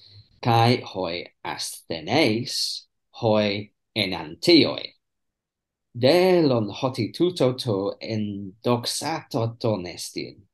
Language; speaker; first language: Greek; non-native, fluent; English